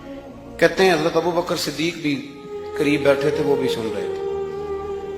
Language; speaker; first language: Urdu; non-native, local second language; Punjabi